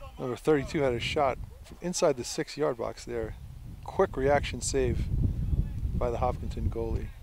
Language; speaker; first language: English; native; English